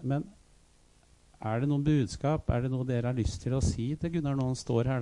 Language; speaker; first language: Norwegian; native; Norwegian